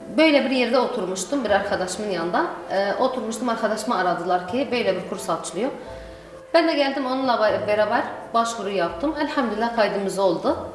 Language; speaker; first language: Turkish; non-native, learner; Arabic